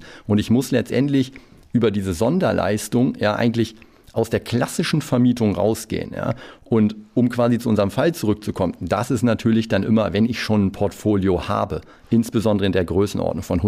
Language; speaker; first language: German; native; German